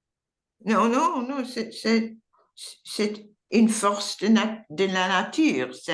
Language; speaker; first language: French; non-native, learner; English